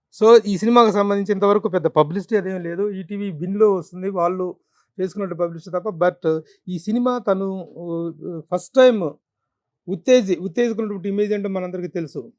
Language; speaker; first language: Telugu; native; Telugu